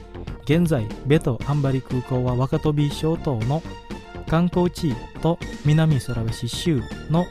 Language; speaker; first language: Japanese; non-native, fluent; Indonesian